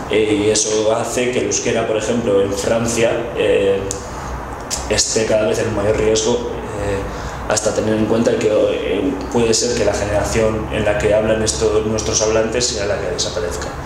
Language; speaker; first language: Spanish; non-native, local second language; Basque